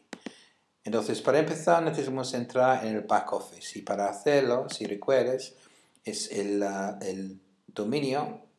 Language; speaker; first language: Spanish; non-native, fluent; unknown